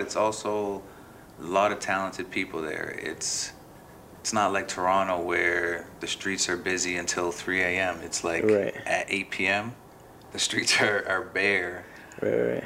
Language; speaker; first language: English; native; English